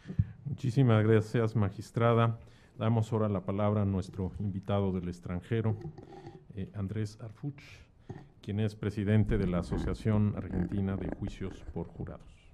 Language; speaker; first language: Spanish; native; Spanish